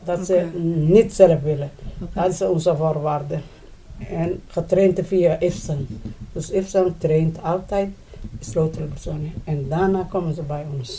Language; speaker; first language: Dutch; non-native, learner; Somali